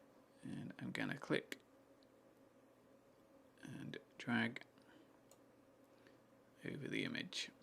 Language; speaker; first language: English; native; English